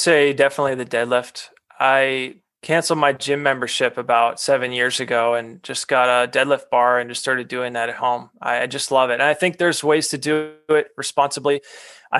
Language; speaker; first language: English; native; English